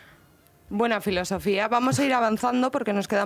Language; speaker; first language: Spanish; native; Spanish